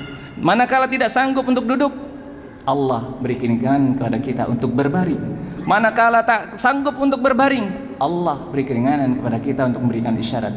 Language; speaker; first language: Indonesian; native; Indonesian